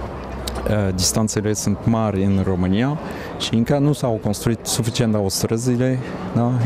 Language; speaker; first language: Romanian; non-native, fluent; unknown